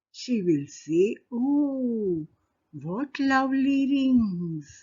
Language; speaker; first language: English; non-native, local second language; Marathi